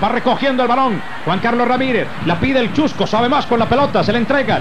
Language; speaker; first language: Spanish; native; Spanish